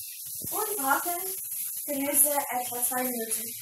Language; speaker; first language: German; non-native, learner; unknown